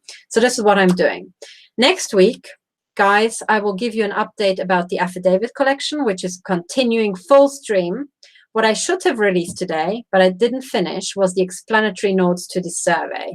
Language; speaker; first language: English; non-native, fluent; Romanian